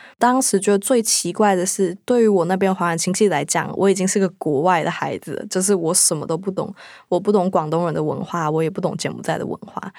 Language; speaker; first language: Chinese; native; Chinese